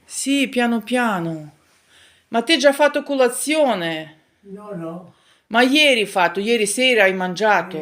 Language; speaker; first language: Italian; non-native, learner; Ukrainian